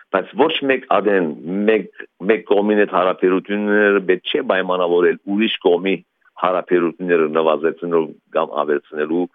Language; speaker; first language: Armenian; early bilingual, heritage; Armenian